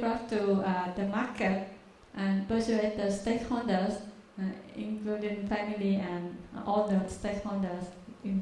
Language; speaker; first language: English; non-native, learner; Vietnamese